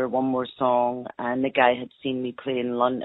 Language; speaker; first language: English; native; English